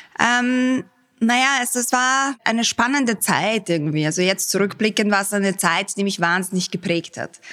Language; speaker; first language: German; early bilingual, other home language; Bosnian